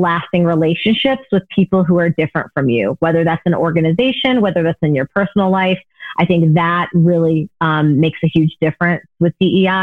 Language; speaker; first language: English; native; English